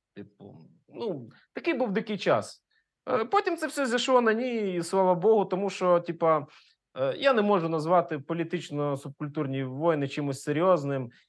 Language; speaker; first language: Ukrainian; non-native, local second language; Russian